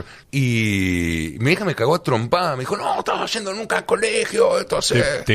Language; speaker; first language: Spanish; native; Spanish